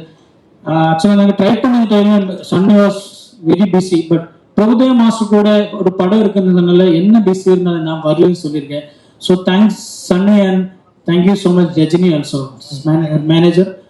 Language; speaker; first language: Tamil; non-native, learner; Malayalam